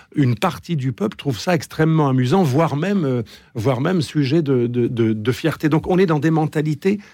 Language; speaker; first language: French; native; French